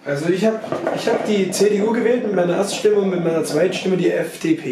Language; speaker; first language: German; native; German